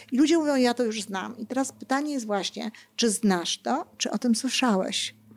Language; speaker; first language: Polish; native; Polish